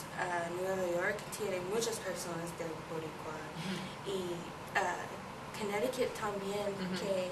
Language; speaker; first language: Spanish; non-native, learner; English